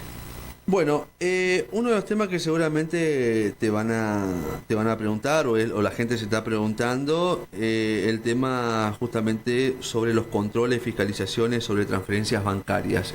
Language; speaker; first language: Spanish; native; Spanish